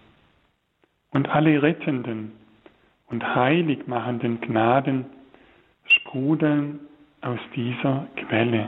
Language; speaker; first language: German; native; German